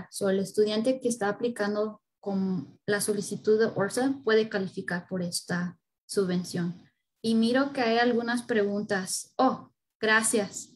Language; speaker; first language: Spanish; early bilingual, heritage; Spanish